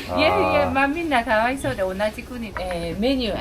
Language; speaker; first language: Japanese; non-native, learner; Korean